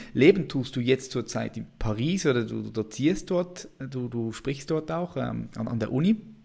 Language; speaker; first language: German; native; German